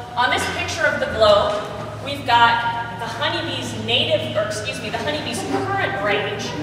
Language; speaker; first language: English; native; English